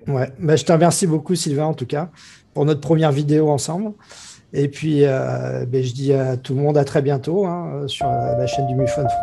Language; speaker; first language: French; native; French